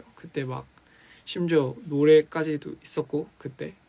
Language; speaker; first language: Korean; early bilingual, other home language; English